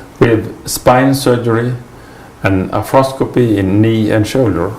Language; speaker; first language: English; non-native, fluent; Swedish